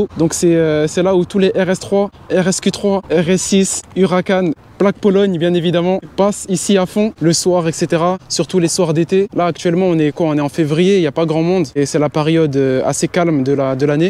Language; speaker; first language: French; native; French